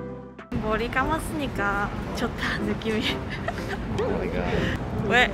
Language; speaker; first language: Korean; non-native, learner; Cantonese